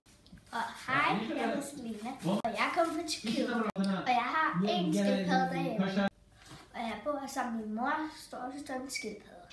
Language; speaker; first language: Danish; early bilingual, other home language; Turkish